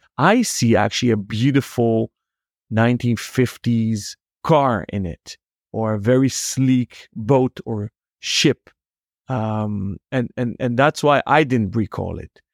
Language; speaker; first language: English; non-native, fluent; Hebrew